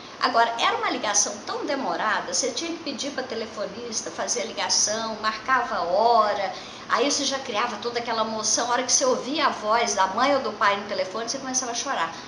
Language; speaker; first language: Portuguese; native; Portuguese